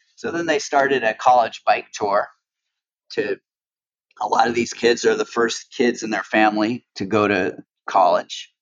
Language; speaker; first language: English; native; English